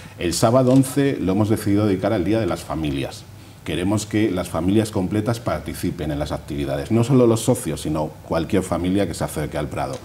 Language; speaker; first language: Spanish; native; Spanish